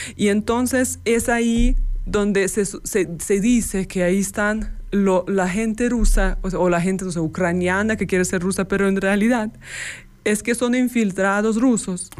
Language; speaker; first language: Spanish; non-native, fluent; Ukrainian